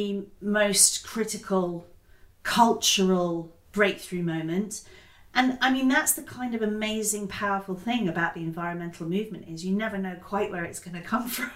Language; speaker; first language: English; native; English